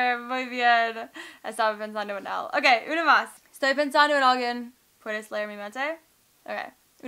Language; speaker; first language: Spanish; non-native, learner; English